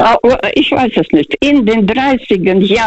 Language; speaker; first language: German; non-native, fluent; Russian